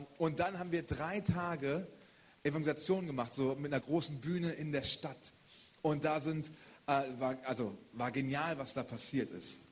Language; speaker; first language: German; native; German